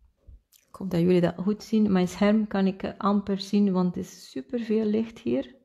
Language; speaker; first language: Dutch; non-native, fluent; Spanish